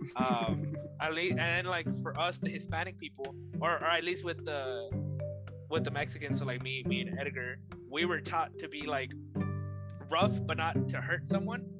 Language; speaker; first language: English; native; English